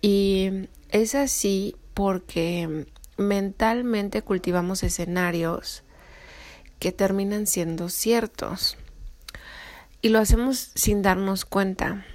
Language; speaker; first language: Spanish; native; Spanish